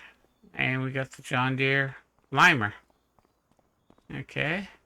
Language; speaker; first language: English; native; English